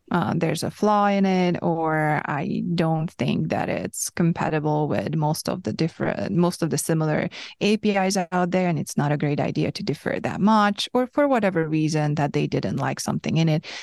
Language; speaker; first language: English; non-native, fluent; Hungarian